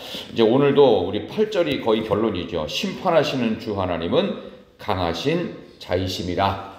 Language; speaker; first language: Korean; native; Korean